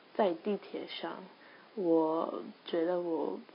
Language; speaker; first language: Chinese; non-native, learner; English